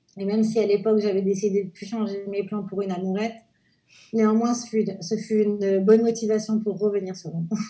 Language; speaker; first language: French; native; French